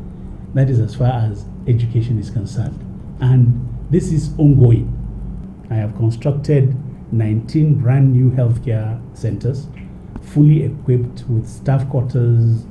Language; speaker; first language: English; non-native, local second language; Hausa